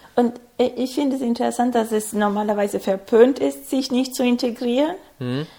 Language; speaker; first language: German; non-native, fluent; Spanish